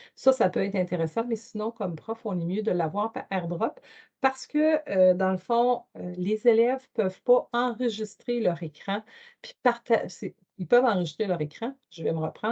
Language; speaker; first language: French; native; French